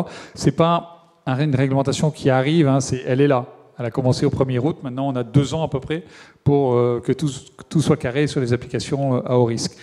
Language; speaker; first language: French; native; French